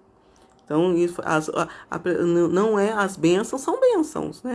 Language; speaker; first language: Portuguese; native; Portuguese